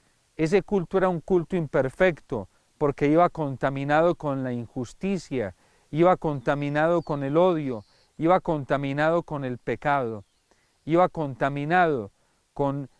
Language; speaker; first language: Spanish; native; Spanish